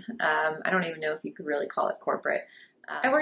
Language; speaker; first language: English; native; English